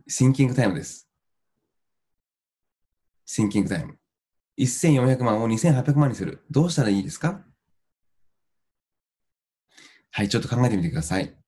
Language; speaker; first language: Japanese; native; Japanese